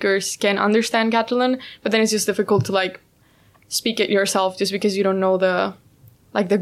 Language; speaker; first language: English; non-native, fluent; Spanish